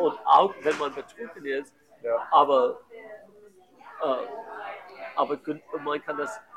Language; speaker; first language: German; non-native, learner; English